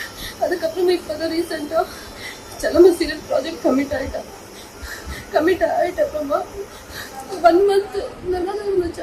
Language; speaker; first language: Tamil; non-native, local second language; Kannada